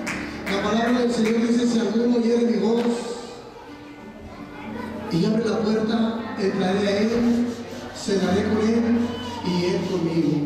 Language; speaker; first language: Spanish; native; Spanish